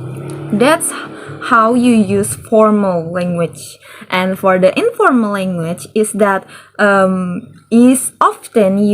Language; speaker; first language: English; non-native, learner; Indonesian